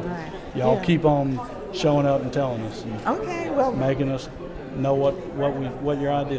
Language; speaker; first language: English; native; English